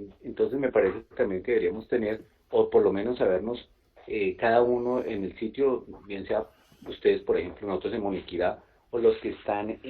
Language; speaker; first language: Spanish; native; Spanish